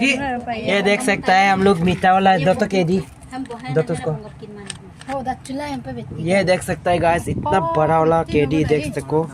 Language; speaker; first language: Hindi; non-native, local second language; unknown